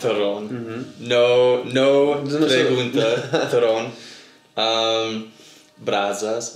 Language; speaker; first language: Spanish; non-native, learner; English